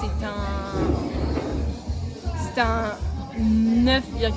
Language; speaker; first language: French; native; French